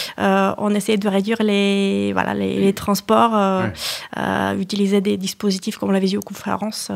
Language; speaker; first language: French; non-native, fluent; Bulgarian